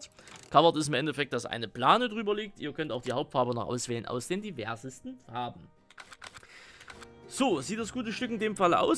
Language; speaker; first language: German; native; German